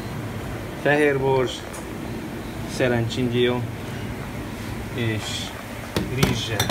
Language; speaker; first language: Hungarian; non-native, learner; Arabic